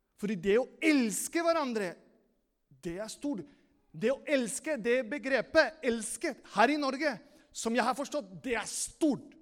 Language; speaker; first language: Norwegian; non-native, fluent; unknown